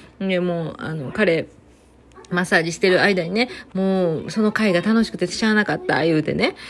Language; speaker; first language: Japanese; native; Japanese